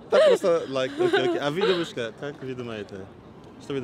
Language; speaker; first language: Russian; non-native, learner; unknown